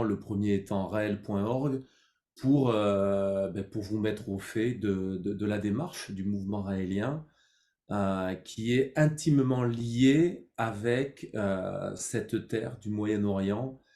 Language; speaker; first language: French; native; French